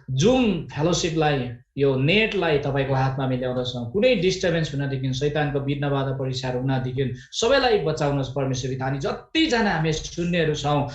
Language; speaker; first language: Nepali; native; Nepali